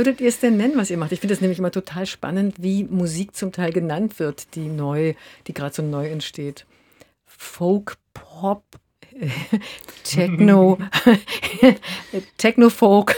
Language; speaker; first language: German; native; German